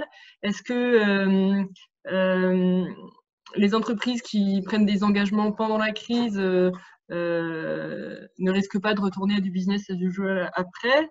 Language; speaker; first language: French; native; French